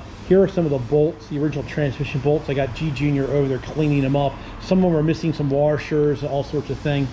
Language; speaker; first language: English; native; English